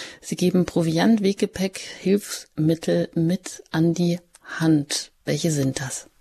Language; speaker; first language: German; native; German